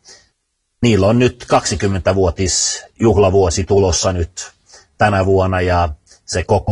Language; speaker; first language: Finnish; early bilingual, heritage; Finnish